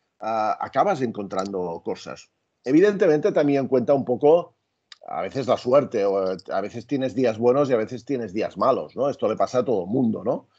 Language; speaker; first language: Spanish; native; Spanish